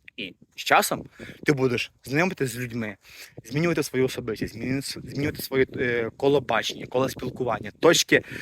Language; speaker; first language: Ukrainian; native; Ukrainian